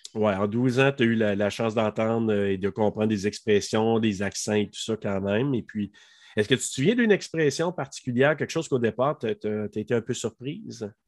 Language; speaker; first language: French; native; French